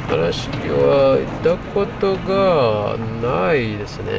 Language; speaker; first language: Japanese; non-native, learner; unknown